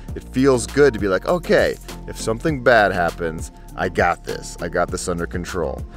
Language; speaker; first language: English; native; English